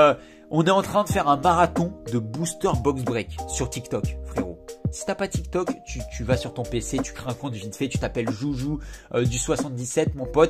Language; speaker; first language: French; native; French